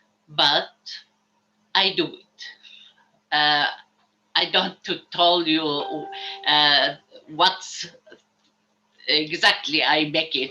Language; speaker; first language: English; non-native, learner; Arabic